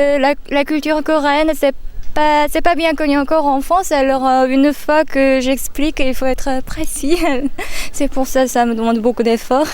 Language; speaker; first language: French; non-native, fluent; Korean